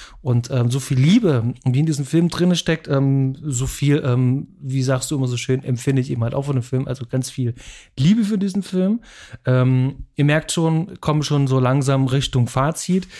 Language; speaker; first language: German; native; German